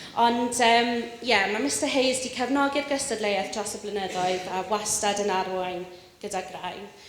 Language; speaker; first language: Welsh; non-native, local second language; English